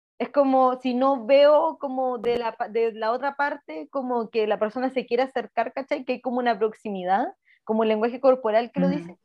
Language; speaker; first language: Spanish; native; Spanish